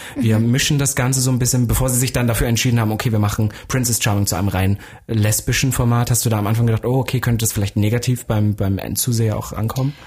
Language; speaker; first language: German; native; German